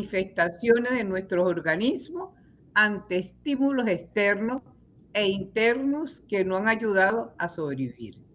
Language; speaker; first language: Spanish; native; Spanish